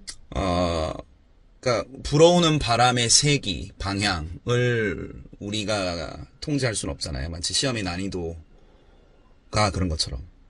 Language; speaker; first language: Korean; native; Korean